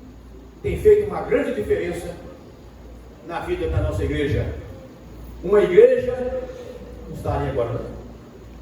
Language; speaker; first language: Portuguese; native; Portuguese